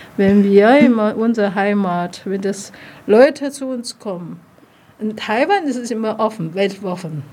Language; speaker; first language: German; non-native, learner; Chinese